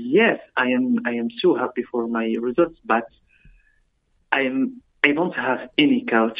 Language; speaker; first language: English; non-native, learner; Arabic